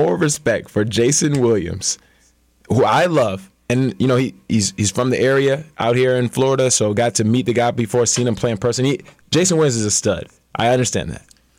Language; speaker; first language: English; native; English